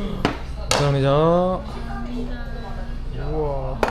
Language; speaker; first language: Korean; non-native, learner; Japanese